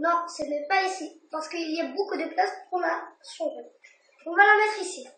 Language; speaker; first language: French; non-native, learner; Arabic